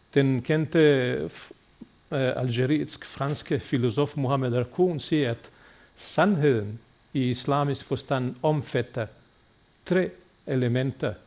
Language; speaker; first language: Danish; native; Danish